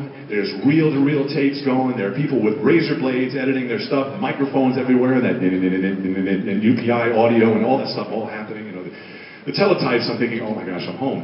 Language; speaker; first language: English; native; English